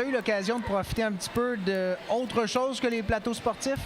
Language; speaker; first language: French; native; French